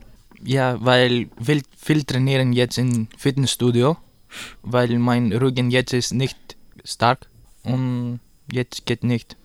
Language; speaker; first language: German; non-native, learner; Greek